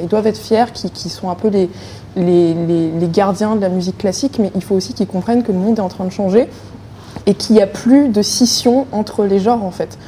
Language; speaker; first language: French; native; French